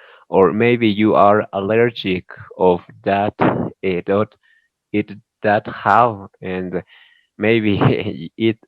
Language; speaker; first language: English; non-native, learner; Spanish